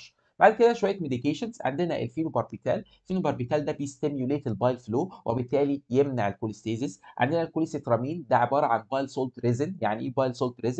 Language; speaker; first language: Arabic; native; Arabic